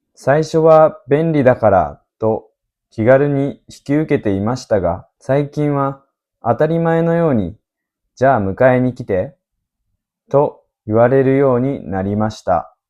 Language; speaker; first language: Japanese; native; Japanese